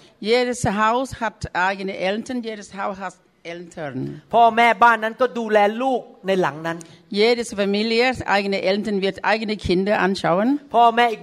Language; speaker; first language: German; non-native, learner; Thai